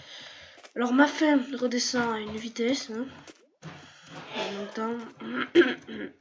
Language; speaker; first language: French; native; French